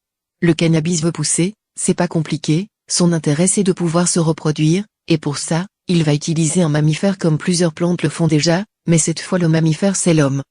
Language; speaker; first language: French; native; French